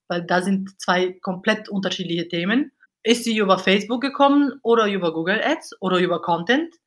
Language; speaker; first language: German; non-native, fluent; Bulgarian